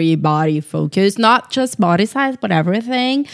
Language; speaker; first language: English; non-native, fluent; Portuguese